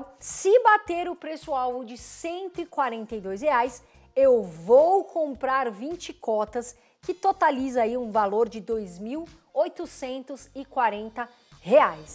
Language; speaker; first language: Portuguese; native; Portuguese